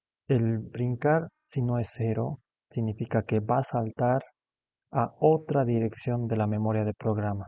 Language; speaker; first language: Spanish; native; Spanish